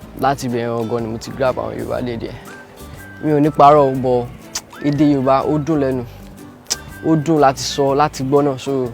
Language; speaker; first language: Yoruba; early bilingual, other home language; Portuguese